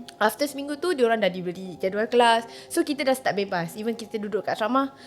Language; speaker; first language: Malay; native; Malay